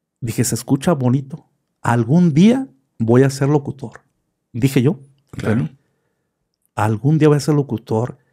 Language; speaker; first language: Spanish; native; Spanish